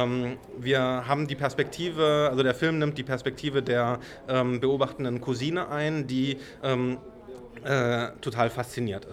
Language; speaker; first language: German; native; German